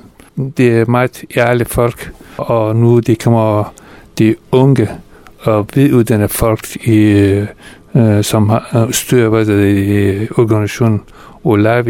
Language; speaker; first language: Danish; non-native, fluent; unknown